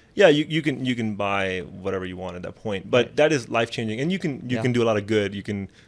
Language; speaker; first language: English; non-native, local second language; Urdu